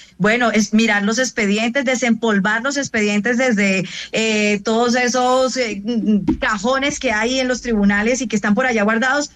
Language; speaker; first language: Spanish; native; Spanish